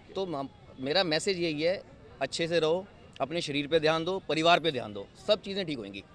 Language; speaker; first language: Hindi; non-native, local second language; Punjabi